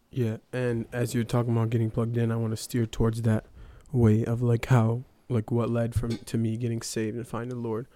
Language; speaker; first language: English; early bilingual, other home language; Ukrainian